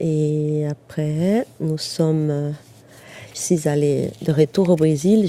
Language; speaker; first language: French; non-native, fluent; Portuguese